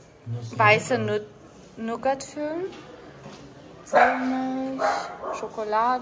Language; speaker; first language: German; non-native, learner; Lithuanian